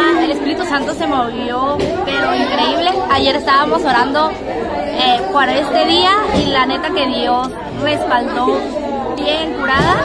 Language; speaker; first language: Spanish; native; Spanish